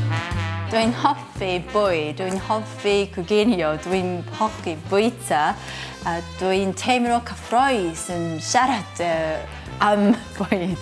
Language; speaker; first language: Welsh; non-native, learner; Japanese